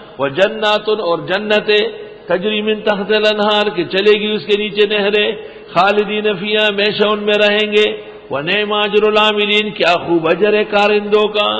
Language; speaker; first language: Urdu; non-native, local second language; Pashto